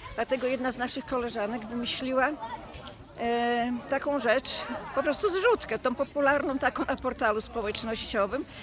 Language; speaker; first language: Polish; native; Polish